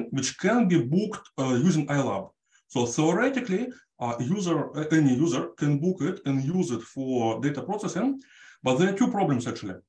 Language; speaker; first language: English; non-native, fluent; Russian